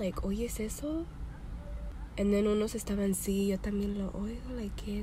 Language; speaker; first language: Spanish; early bilingual, heritage; Spanish